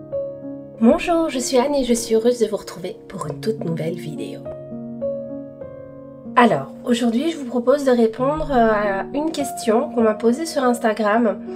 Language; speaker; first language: French; native; French